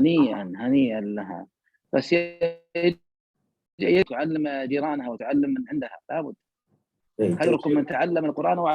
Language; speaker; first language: Arabic; native; Arabic